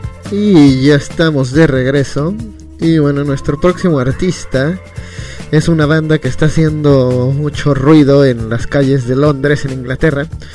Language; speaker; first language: Spanish; native; Spanish